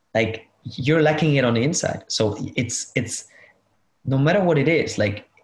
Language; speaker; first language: English; non-native, fluent; German